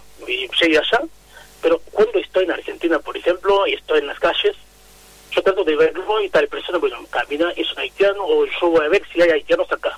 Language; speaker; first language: Spanish; non-native, fluent; Haitian Creole